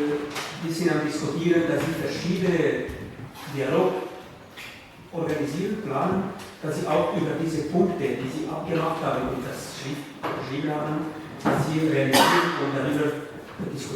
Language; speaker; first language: German; non-native, fluent; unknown